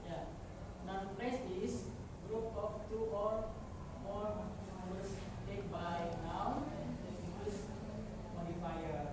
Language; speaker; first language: English; non-native, local second language; Indonesian